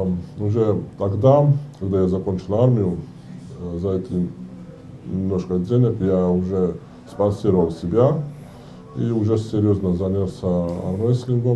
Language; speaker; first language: Russian; non-native, fluent; Georgian